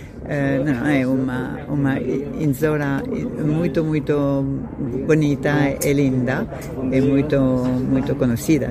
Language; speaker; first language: Portuguese; non-native, fluent; French